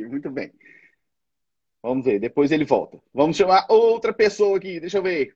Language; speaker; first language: Portuguese; native; Portuguese